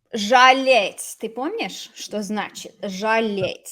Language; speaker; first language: Russian; non-native, fluent; English